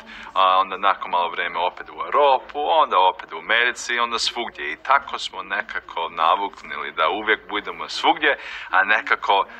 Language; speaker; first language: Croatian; early bilingual, heritage; Croatian